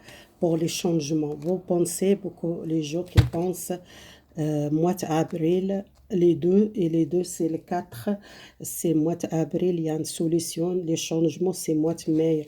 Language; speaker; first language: French; non-native, fluent; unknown